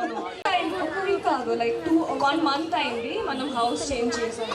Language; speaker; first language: Telugu; non-native, learner; Bangla